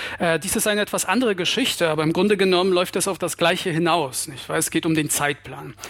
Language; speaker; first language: German; non-native, fluent; Polish